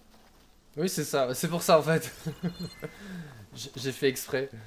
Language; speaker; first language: French; native; French